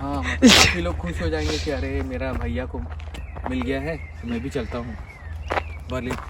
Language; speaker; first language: Hindi; non-native, local second language; Bangla